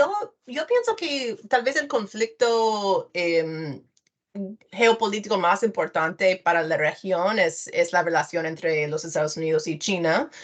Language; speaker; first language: Spanish; non-native, fluent; English